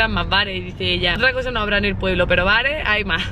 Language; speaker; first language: Spanish; native; Spanish